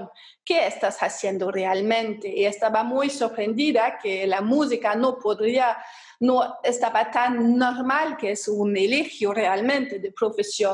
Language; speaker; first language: Spanish; non-native, fluent; German